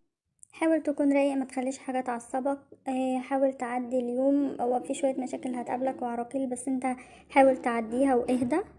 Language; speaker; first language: Arabic; native; Arabic